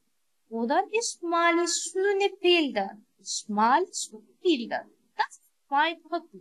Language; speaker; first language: German; non-native, learner; Arabic